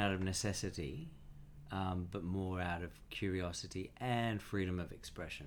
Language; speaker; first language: English; native; English